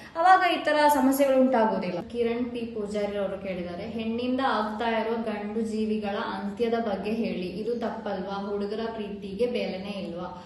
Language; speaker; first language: Kannada; non-native, local second language; Malayalam